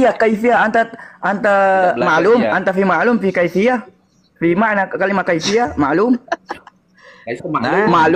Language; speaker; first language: Arabic; non-native, learner; Indonesian